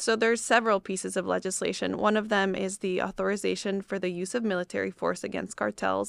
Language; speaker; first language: English; non-native, fluent; Spanish